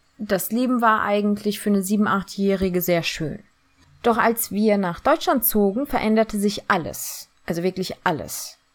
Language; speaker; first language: German; early bilingual, other home language; Turkish